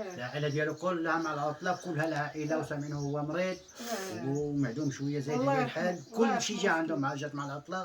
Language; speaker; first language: Arabic; native; Arabic